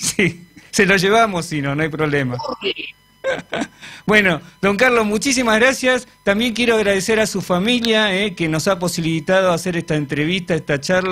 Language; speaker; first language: Spanish; native; Spanish